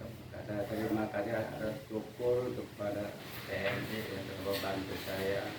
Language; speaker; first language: Indonesian; non-native, local second language; Sundanese